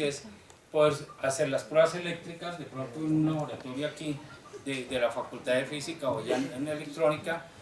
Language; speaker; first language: Spanish; native; Spanish